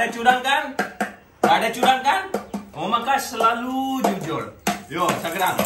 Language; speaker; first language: Indonesian; non-native, learner; Urdu